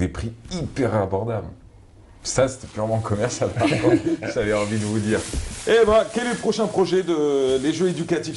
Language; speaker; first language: French; non-native, local second language; Arabic